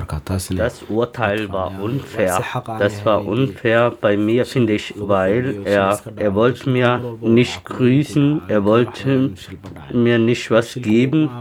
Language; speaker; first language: German; non-native, learner; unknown